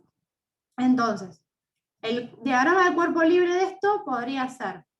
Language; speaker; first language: Spanish; native; Spanish